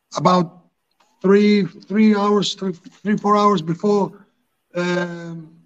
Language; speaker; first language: English; non-native, fluent; Greek